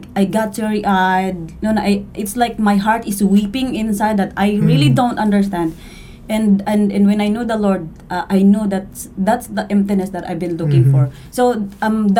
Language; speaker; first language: English; non-native, local second language; Cebuano